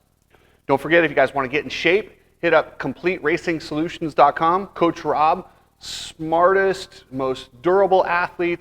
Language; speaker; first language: English; native; English